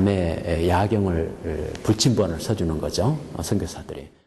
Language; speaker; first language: Korean; native; Korean